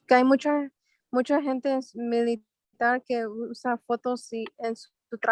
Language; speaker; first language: Spanish; early bilingual, heritage; Spanish